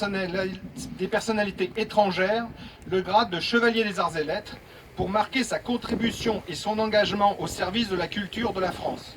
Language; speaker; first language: French; native; French